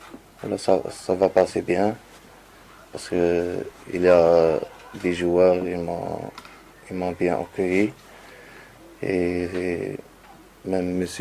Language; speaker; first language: French; non-native, learner; Arabic